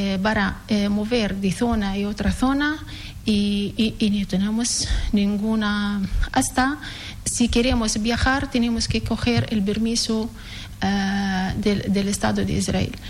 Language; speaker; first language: Spanish; non-native, learner; Arabic